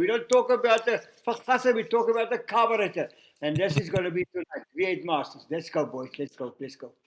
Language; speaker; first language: English; non-native, local second language; Afrikaans